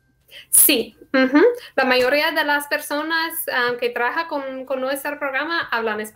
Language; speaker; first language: Spanish; non-native, fluent; English